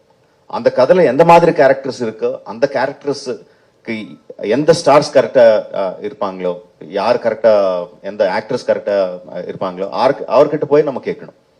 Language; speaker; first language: Tamil; non-native, fluent; Telugu